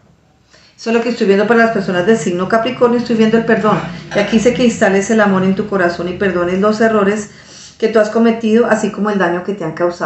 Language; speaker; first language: Spanish; native; Spanish